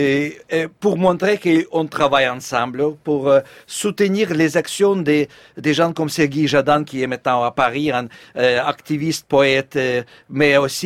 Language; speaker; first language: French; non-native, fluent; Russian